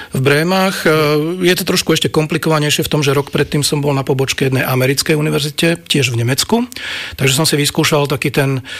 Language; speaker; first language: Slovak; native; Slovak